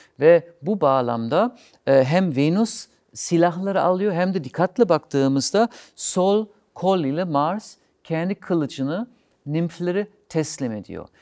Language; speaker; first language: Turkish; non-native, fluent; German